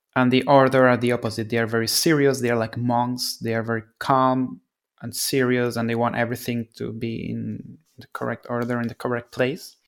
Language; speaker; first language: English; non-native, fluent; Spanish